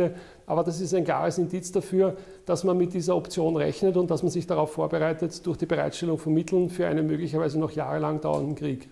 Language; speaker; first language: German; native; German